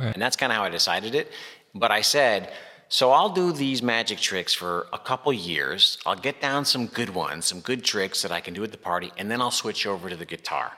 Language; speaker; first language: English; native; English